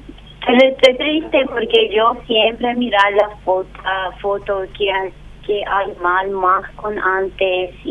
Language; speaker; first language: Spanish; non-native, learner; Arabic